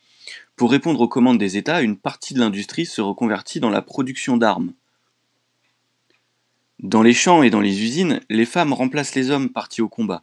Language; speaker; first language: French; native; French